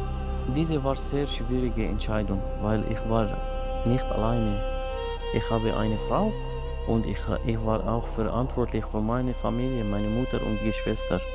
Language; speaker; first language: German; non-native, learner; Arabic